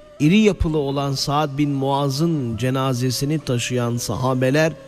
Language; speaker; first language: Turkish; native; Turkish